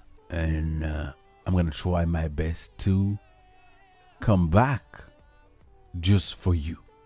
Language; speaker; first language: English; non-native, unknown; Haitian Creole